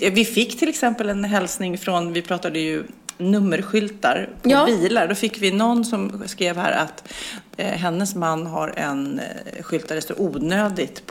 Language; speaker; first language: Swedish; native; Swedish